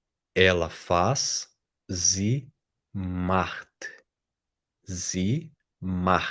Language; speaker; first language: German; non-native, fluent; Portuguese